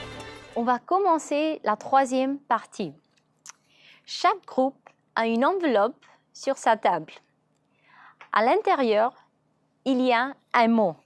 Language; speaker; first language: French; non-native, fluent; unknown